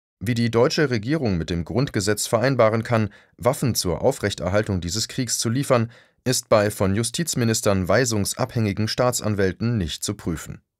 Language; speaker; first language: German; native; German